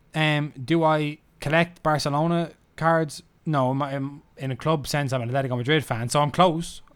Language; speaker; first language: English; native; English